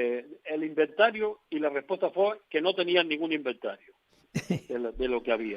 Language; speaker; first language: Spanish; native; Spanish